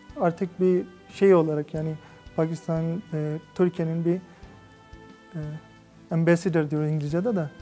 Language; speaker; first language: Turkish; non-native, learner; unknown